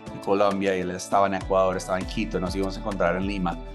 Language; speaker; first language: Spanish; non-native, fluent; English